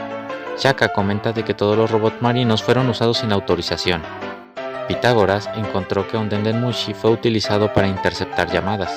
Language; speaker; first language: Spanish; native; Spanish